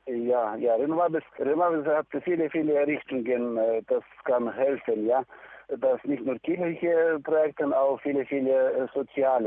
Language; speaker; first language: German; non-native, learner; Ukrainian